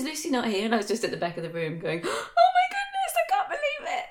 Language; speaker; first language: English; native; English